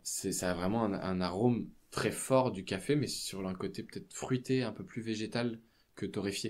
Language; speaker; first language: French; native; French